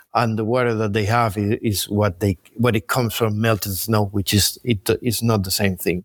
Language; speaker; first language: English; non-native, fluent; Spanish